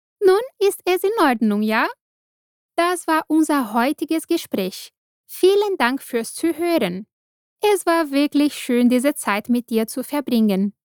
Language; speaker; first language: German; non-native, fluent; Portuguese